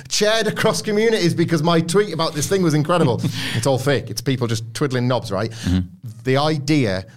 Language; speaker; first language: English; native; English